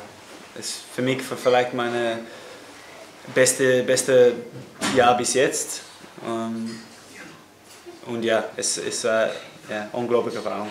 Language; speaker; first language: German; non-native, fluent; English